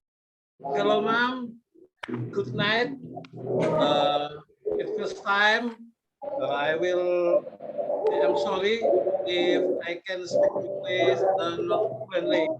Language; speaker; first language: English; non-native, learner; Indonesian